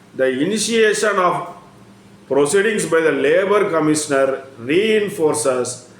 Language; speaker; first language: English; non-native, local second language; Tamil